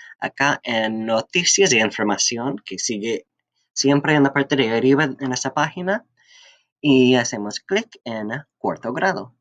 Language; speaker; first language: Spanish; non-native, fluent; English